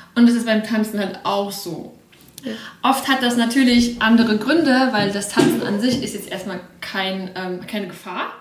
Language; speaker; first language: German; early bilingual, other home language; Russian